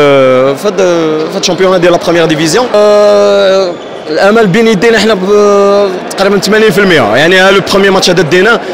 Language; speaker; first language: Arabic; native; Arabic